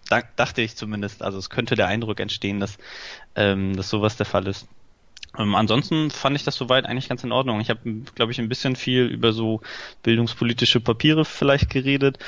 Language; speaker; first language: German; native; German